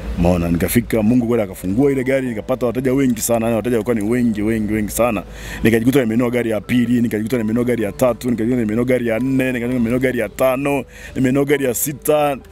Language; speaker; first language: Swahili; non-native, local second language; Sukuma